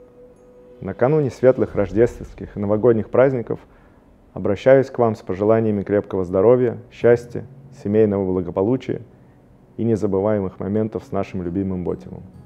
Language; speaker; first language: Russian; native; Russian